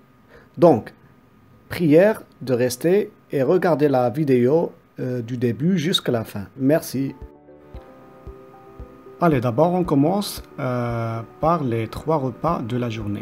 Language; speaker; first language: French; non-native, local second language; Arabic